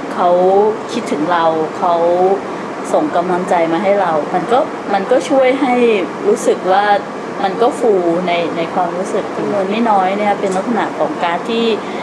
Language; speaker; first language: Thai; native; Thai